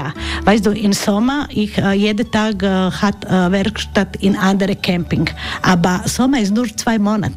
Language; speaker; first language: German; non-native, learner; Croatian